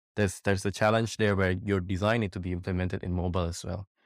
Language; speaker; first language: English; non-native, fluent; Indonesian